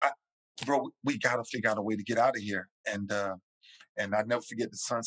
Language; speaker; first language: English; native; English